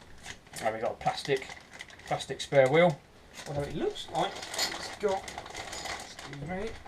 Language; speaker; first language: English; native; English